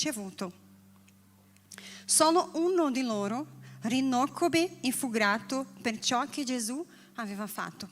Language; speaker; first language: Italian; non-native, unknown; Portuguese